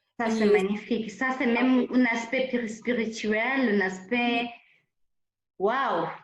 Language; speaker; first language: French; non-native, fluent; English